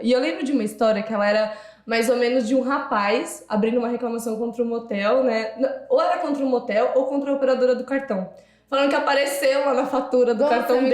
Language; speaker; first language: Portuguese; native; Portuguese